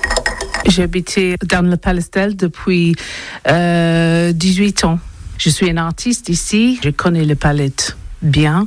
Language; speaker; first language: French; non-native, learner; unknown